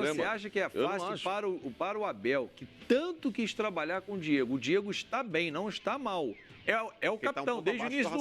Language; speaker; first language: Portuguese; native; Portuguese